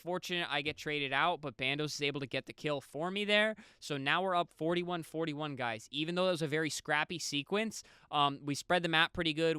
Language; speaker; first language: English; native; English